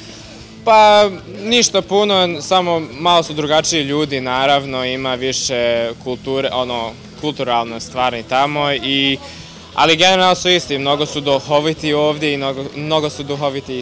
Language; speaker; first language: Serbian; early bilingual, heritage; Serbian